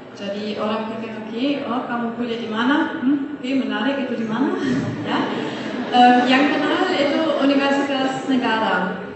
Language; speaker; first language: Indonesian; non-native, fluent; German